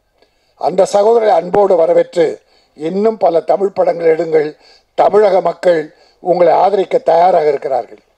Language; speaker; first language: Tamil; native; Tamil